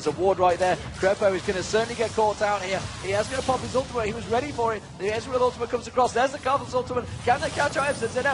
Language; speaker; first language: English; native; English